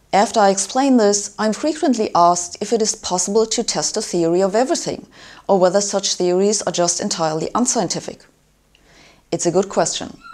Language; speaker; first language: English; non-native, fluent; German